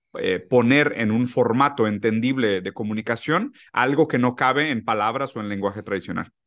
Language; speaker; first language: Spanish; early bilingual, other home language; Portuguese